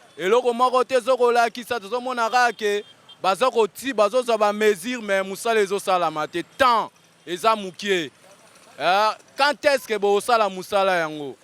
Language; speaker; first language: Lingala; native; Lingala